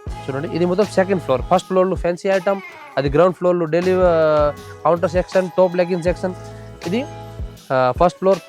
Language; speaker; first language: Telugu; non-native, local second language; Urdu